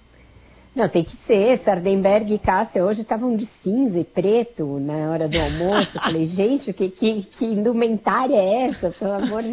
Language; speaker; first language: Portuguese; native; Portuguese